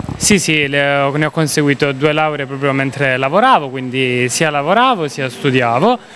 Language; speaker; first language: Italian; native; Italian